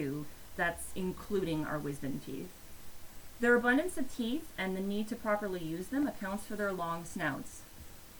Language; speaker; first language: English; native; English